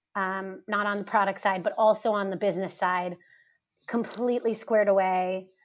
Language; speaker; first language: English; native; English